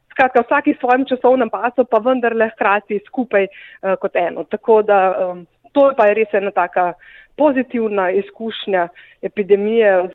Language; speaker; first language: Slovenian; native; Slovenian